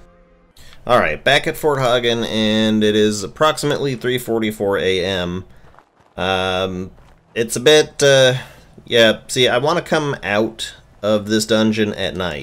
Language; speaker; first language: English; native; English